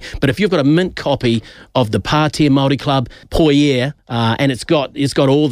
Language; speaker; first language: English; native; English